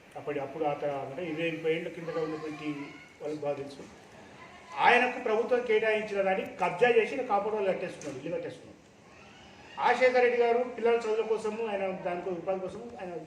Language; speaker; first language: Telugu; native; Telugu